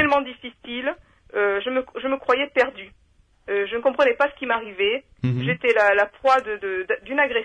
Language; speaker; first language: French; native; French